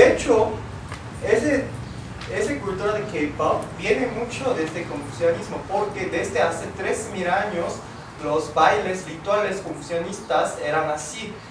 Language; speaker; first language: Spanish; non-native, fluent; Korean